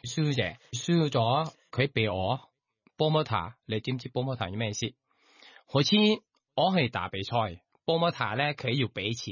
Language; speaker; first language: Cantonese; non-native, learner; Thai